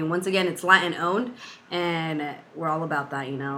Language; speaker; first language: English; early bilingual, other home language; Spanish